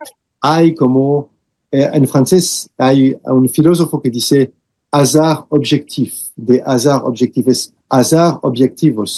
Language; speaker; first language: Spanish; non-native, fluent; French